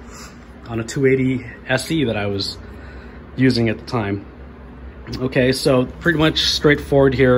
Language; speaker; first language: English; native; English